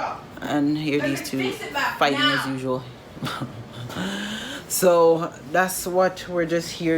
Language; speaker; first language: English; native; English